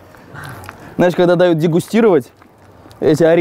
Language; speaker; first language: Russian; native; Russian